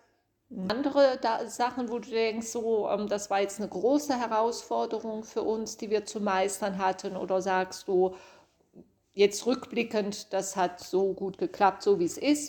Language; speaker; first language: German; native; German